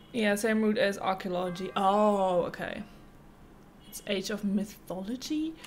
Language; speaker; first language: English; non-native, fluent; German